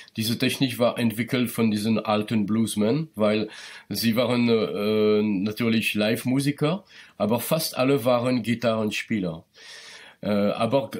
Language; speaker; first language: German; non-native, local second language; French